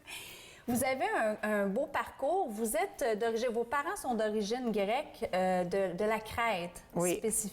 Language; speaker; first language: French; native; French